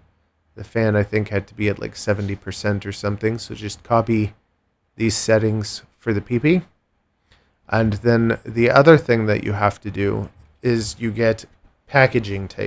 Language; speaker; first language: English; native; English